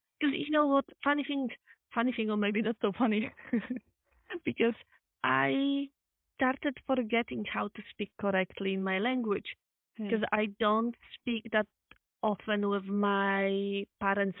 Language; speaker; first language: English; non-native, fluent; Polish